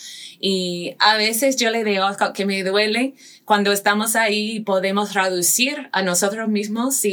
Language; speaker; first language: Spanish; non-native, fluent; English